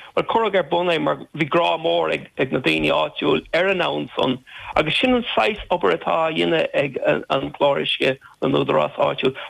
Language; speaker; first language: Irish; non-native, local second language; English